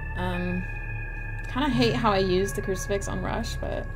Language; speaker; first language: English; native; English